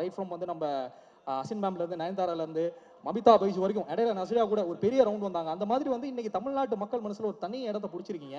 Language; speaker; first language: Tamil; native; Tamil